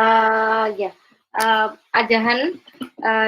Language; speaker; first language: English; non-native, learner; Indonesian